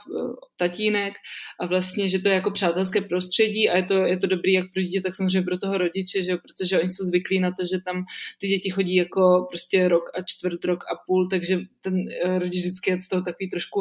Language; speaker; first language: Czech; native; Czech